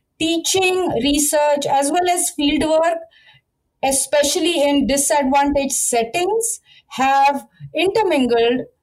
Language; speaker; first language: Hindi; non-native, local second language; Marathi